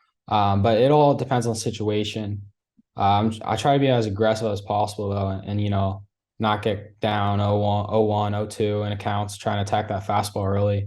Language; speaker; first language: English; native; English